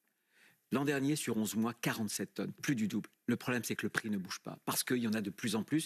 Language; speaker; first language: French; native; French